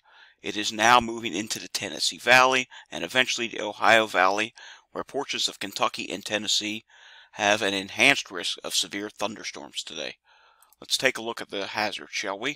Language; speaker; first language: English; native; English